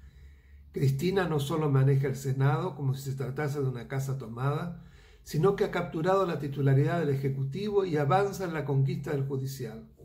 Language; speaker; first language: Spanish; native; Spanish